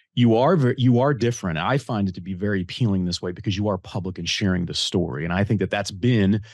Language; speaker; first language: English; native; English